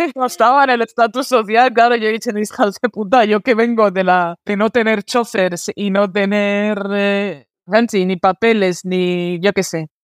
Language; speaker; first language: Spanish; early bilingual, other home language; Arabic